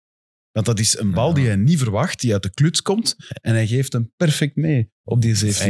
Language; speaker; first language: Dutch; native; Dutch